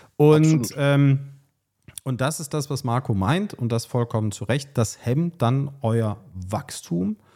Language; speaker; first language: German; native; German